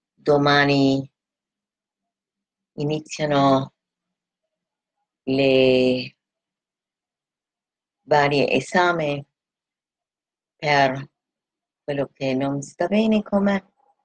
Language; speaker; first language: Italian; non-native, fluent; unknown